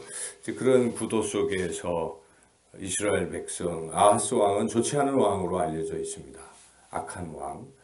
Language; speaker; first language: Korean; native; Korean